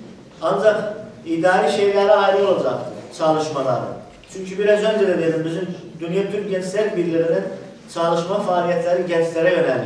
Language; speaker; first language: Turkish; native; Turkish